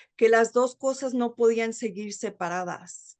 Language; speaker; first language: Spanish; early bilingual, heritage; Spanish